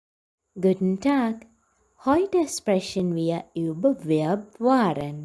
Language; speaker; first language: German; non-native, fluent; Sinhala